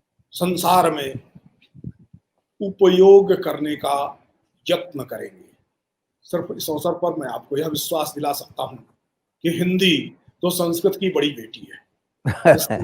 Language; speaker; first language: Hindi; native; Hindi